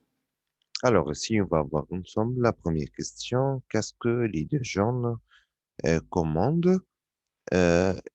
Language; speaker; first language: French; non-native, fluent; Arabic